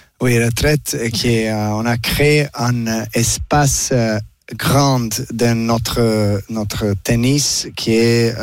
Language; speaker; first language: French; non-native, learner; Serbian